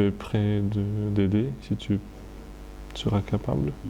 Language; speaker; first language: French; non-native, fluent; Russian